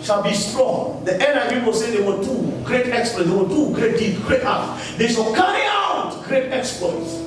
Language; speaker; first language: English; non-native, local second language; Swahili